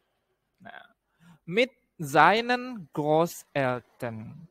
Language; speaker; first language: German; non-native, learner; Indonesian